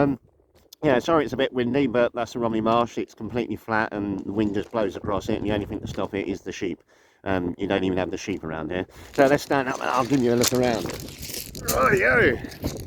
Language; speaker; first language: English; native; English